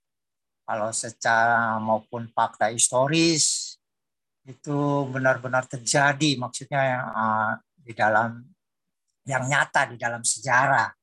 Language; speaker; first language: Indonesian; native; Indonesian